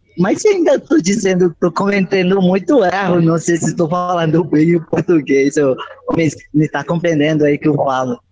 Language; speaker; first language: Portuguese; non-native, learner; Spanish